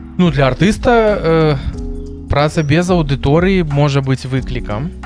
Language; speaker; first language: Belarusian; non-native, local second language; Russian